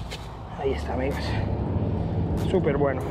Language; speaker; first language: Spanish; native; Spanish